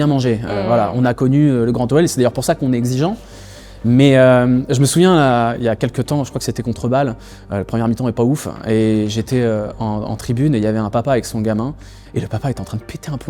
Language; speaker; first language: French; native; French